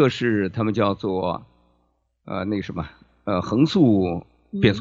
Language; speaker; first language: Chinese; native; Chinese